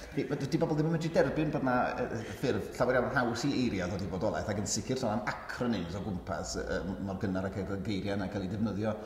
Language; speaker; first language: Welsh; native; Welsh